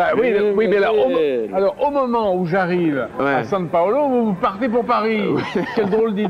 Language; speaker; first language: French; native; French